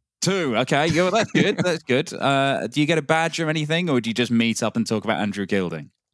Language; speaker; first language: English; native; English